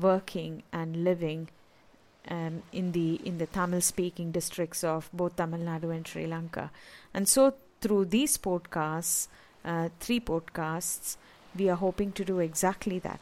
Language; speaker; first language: English; non-native, local second language; Tamil